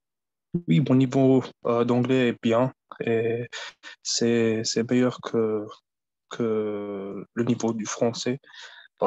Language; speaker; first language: French; non-native, fluent; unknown